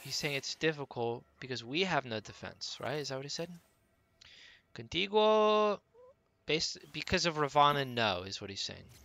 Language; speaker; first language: English; native; English